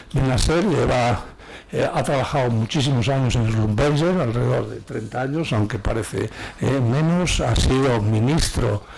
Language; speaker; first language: Spanish; native; Spanish